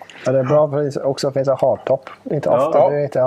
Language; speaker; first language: Swedish; non-native, fluent; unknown